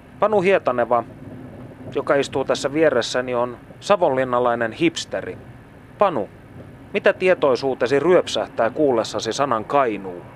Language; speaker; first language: Finnish; native; Finnish